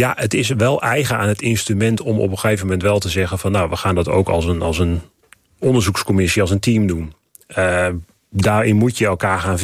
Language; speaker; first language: Dutch; native; Dutch